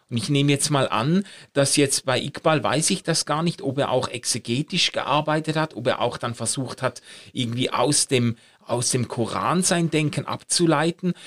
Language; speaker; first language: German; native; German